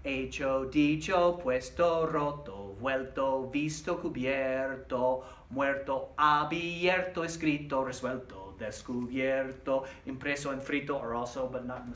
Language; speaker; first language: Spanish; non-native, fluent; English